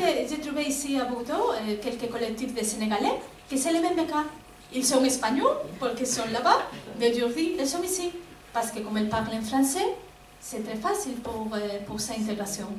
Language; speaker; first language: French; non-native, fluent; Spanish